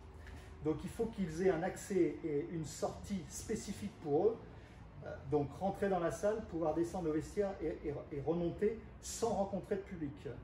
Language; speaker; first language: French; native; French